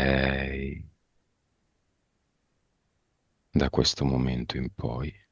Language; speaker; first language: Italian; native; Italian